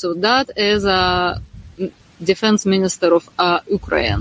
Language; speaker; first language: English; non-native, fluent; Russian